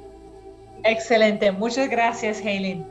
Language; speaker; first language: Spanish; non-native, fluent; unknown